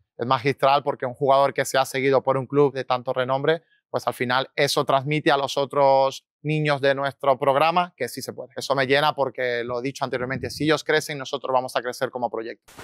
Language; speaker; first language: Spanish; native; Spanish